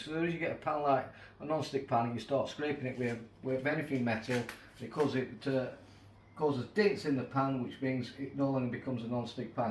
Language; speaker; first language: English; native; English